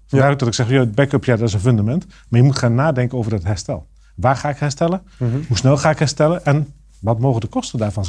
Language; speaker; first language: Dutch; native; Dutch